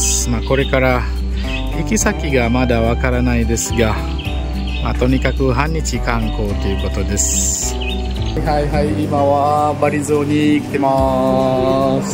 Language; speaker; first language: Japanese; non-native, fluent; Balinese